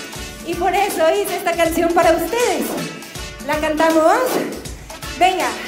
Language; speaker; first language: Spanish; native; Spanish